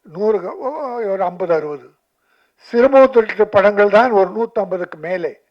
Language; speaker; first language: Tamil; native; Tamil